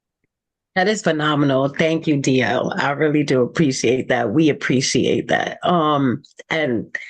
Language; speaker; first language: English; native; English